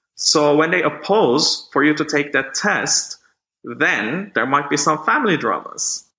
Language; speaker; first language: English; non-native, fluent; Turkish